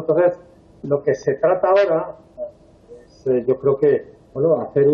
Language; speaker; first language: Spanish; native; Spanish